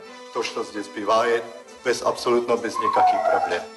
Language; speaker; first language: Russian; non-native, fluent; Czech